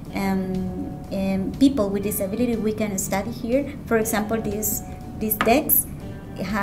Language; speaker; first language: English; non-native, learner; Spanish